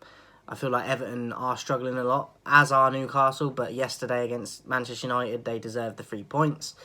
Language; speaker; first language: English; native; English